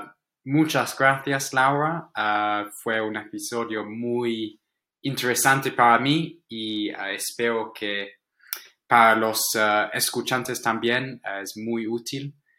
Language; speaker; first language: Spanish; non-native, fluent; English